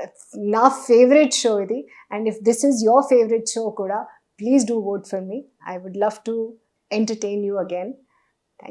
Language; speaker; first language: Telugu; non-native, fluent; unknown